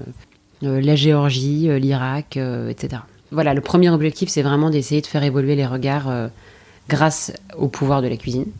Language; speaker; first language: French; native; French